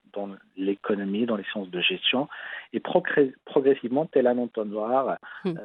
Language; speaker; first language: French; non-native, local second language; Arabic